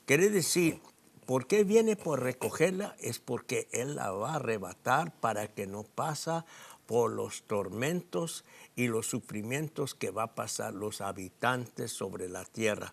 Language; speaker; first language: Spanish; non-native, fluent; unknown